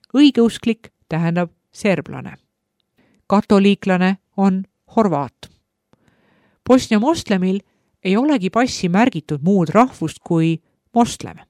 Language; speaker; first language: Estonian; native; Estonian